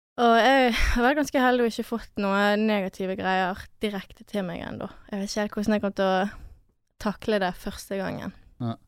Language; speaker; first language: Norwegian; early bilingual, other home language; French